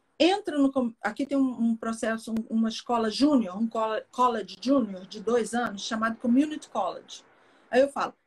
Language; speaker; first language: Portuguese; native; Portuguese